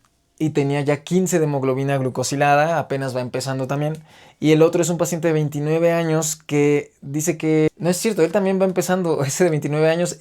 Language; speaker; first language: Spanish; native; Spanish